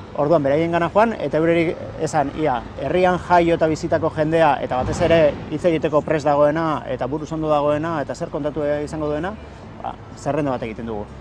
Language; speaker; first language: Basque; native; Basque